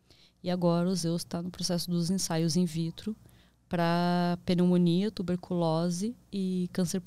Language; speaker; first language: Portuguese; native; Portuguese